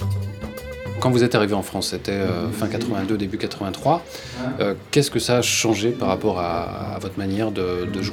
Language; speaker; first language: French; native; French